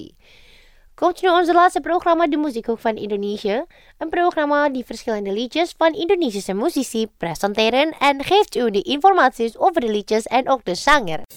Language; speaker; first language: Dutch; non-native, fluent; Indonesian